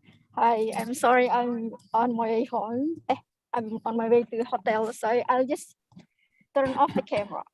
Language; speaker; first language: English; non-native, fluent; Indonesian